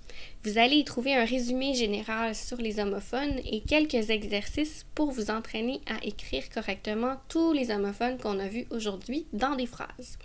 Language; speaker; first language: French; native; French